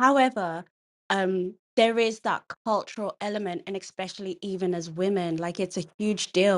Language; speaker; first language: English; non-native, local second language; Kikuyu